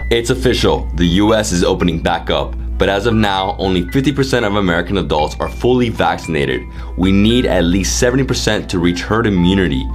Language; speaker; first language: English; native; English